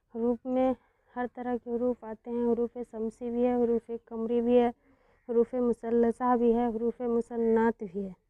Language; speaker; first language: Urdu; native; Urdu